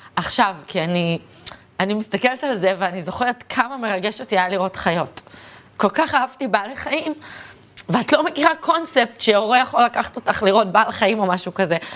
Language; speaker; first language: Hebrew; native; Hebrew